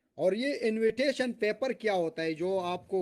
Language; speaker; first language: Hindi; non-native, local second language; Pashto